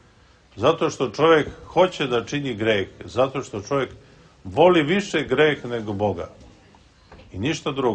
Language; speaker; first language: Serbian; native; Serbian